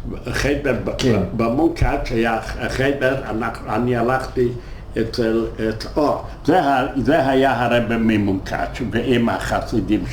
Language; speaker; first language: Hebrew; non-native, fluent; Yiddish